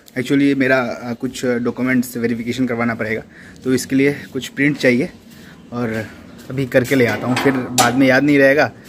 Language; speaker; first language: Hindi; non-native, local second language; Bangla